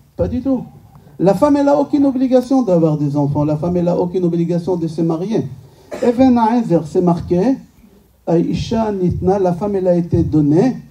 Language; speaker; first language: French; non-native, fluent; Hebrew